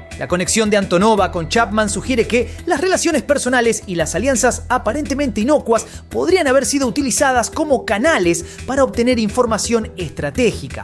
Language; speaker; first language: Spanish; native; Spanish